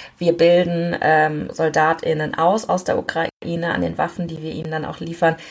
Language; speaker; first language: German; early bilingual, other home language; Korean